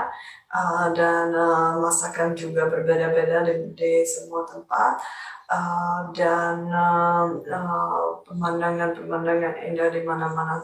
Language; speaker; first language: Indonesian; non-native, fluent; Czech